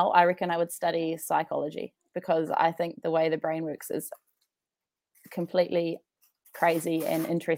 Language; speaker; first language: English; native; English